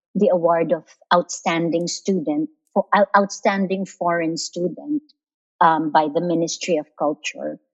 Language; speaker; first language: English; non-native, local second language; Filipino